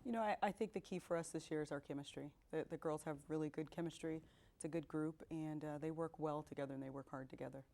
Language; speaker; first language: English; native; English